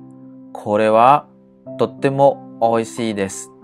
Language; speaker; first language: Japanese; non-native, fluent; Khmer